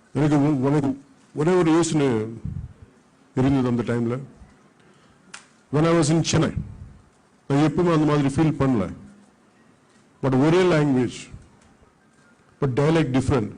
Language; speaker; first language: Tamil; non-native, local second language; Telugu